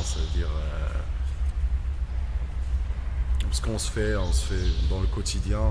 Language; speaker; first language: French; non-native, local second language; Arabic